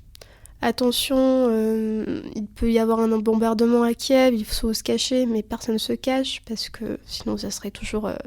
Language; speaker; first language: French; early bilingual, other home language; Lithuanian